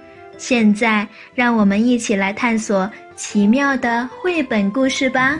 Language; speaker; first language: Chinese; native; Chinese